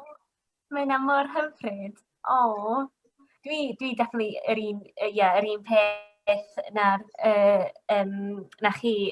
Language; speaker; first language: Welsh; non-native, local second language; English